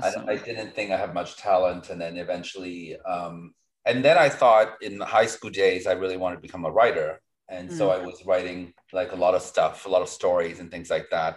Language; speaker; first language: English; non-native, local second language; Cantonese